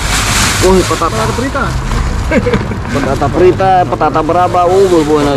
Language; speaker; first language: Spanish; non-native, learner; Filipino